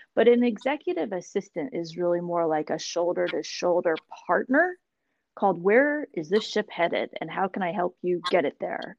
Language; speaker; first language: English; native; English